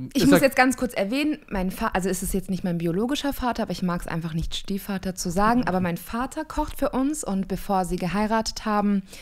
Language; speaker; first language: German; native; German